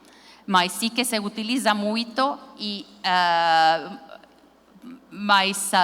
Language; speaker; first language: Portuguese; non-native, learner; Finnish